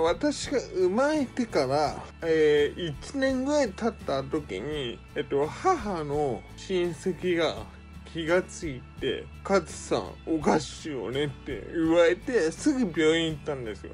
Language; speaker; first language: Japanese; native; Japanese